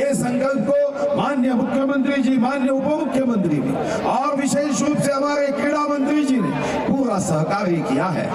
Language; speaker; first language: Hindi; non-native, local second language; Marathi